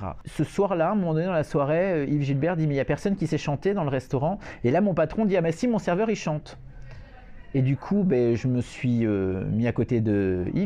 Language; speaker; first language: French; native; French